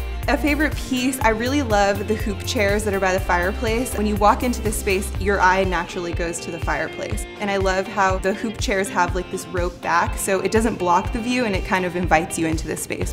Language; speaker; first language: English; native; English